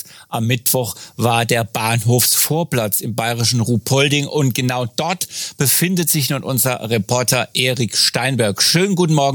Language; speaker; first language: German; native; German